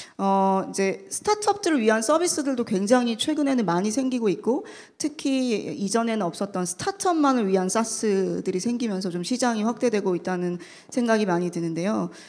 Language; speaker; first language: Korean; native; Korean